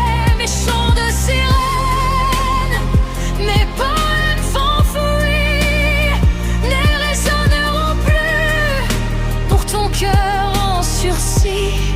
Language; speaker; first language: French; native; French